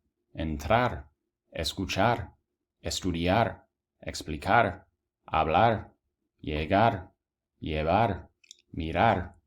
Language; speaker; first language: Spanish; non-native, fluent; English